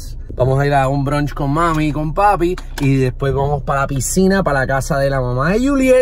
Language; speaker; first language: Spanish; native; Spanish